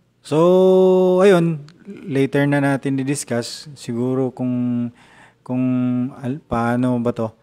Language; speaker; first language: Filipino; non-native, local second language; Cebuano